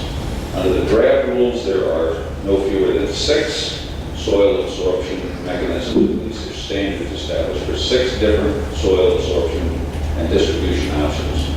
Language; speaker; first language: English; native; English